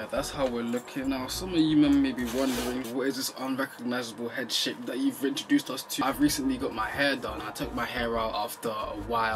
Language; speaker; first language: English; native; English